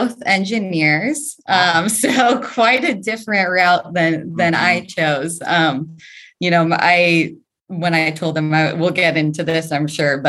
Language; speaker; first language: English; native; English